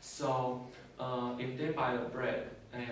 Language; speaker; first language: English; non-native, learner; Chinese